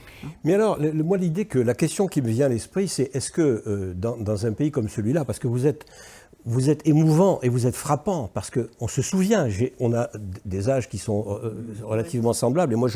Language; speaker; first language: French; native; French